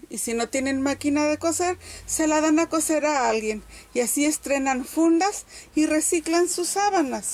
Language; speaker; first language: Spanish; native; Spanish